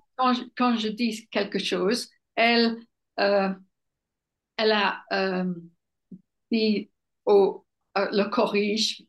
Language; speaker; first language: French; non-native, fluent; English